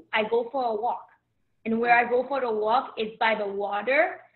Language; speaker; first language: English; early bilingual, other home language; Haitian Creole